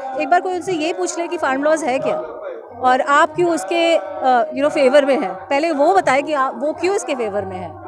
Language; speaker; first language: Hindi; non-native, local second language; Bangla